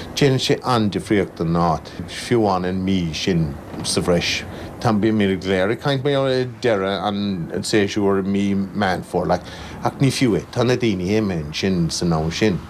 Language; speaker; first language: Irish; native; Irish